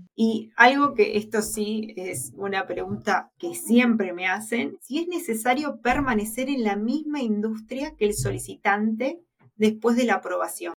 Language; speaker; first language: Spanish; native; Spanish